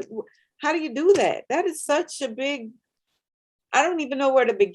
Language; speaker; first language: English; native; English